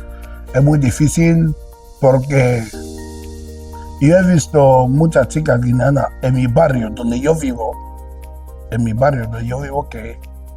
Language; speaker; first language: Spanish; non-native, local second language; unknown